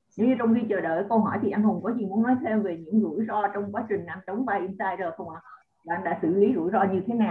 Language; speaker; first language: Vietnamese; native; Vietnamese